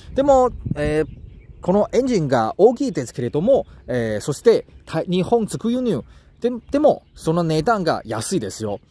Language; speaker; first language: Japanese; non-native, learner; Chinese